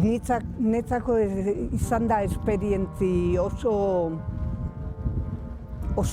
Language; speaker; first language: Basque; non-native, local second language; Spanish